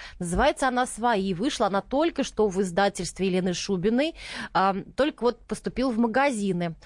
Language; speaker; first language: Russian; native; Russian